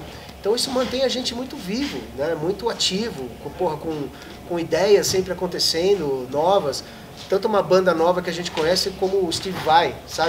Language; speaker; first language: Portuguese; native; Portuguese